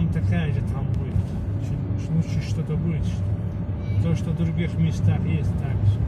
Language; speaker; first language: Russian; non-native, learner; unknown